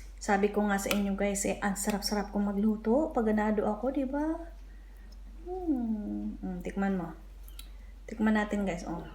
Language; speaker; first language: Filipino; non-native, local second language; Cebuano